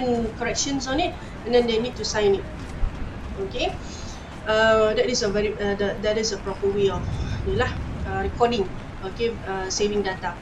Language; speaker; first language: English; non-native, local second language; Malay